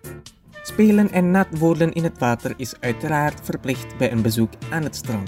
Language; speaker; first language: Dutch; non-native, fluent; Indonesian